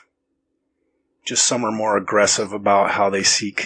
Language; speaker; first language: English; native; English